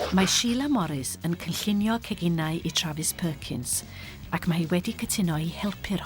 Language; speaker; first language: Welsh; native; Welsh